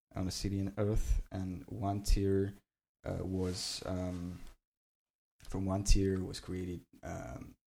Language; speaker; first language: English; non-native, learner; Ossetic